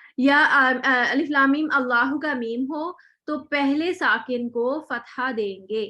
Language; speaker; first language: Urdu; native; Urdu